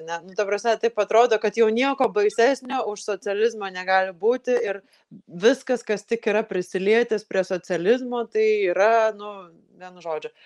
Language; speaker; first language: Lithuanian; native; Lithuanian